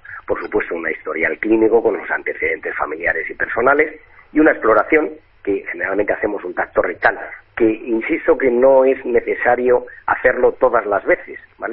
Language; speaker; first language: Spanish; native; Spanish